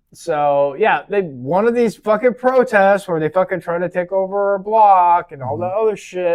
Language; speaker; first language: English; native; English